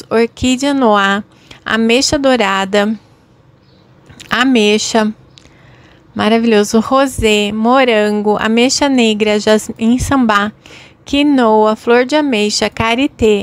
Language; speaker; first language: Portuguese; native; Portuguese